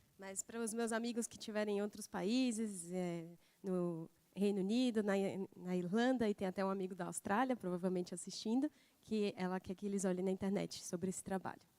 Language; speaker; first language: Portuguese; native; Portuguese